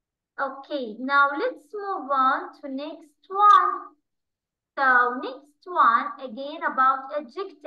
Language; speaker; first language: English; non-native, fluent; Arabic